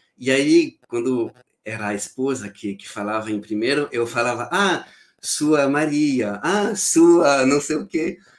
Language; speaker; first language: Portuguese; non-native, fluent; French